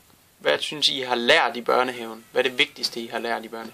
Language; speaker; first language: Danish; native; Danish